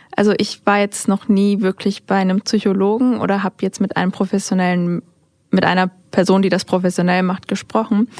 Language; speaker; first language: German; early bilingual, other home language; Turkish